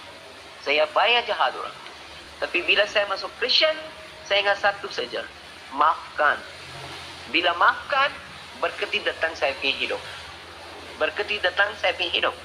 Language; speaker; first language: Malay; non-native, learner; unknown